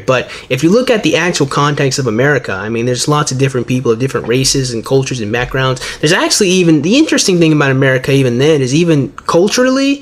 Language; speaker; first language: English; native; English